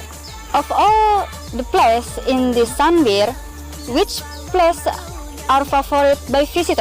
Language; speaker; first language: English; non-native, learner; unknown